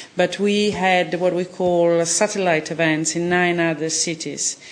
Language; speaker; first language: English; non-native, fluent; Italian